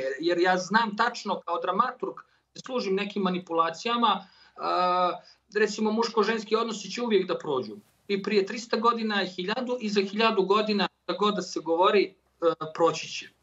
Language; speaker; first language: Serbian; native; Serbian